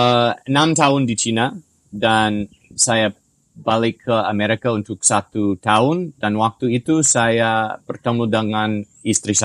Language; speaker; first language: Indonesian; non-native, fluent; English